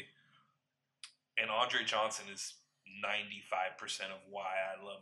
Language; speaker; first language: English; native; English